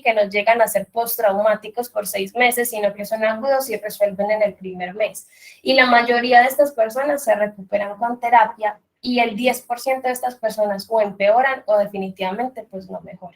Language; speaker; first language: Spanish; native; Spanish